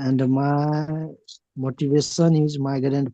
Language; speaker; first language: English; non-native, learner; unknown